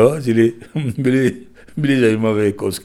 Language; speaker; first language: Czech; non-native, fluent; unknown